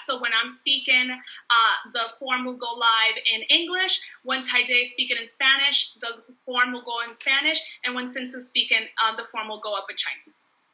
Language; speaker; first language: English; native; English